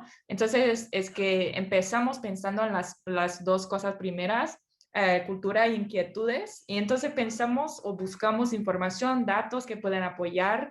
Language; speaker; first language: Spanish; non-native, fluent; English